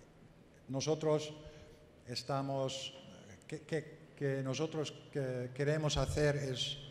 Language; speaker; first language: Spanish; non-native, learner; Dutch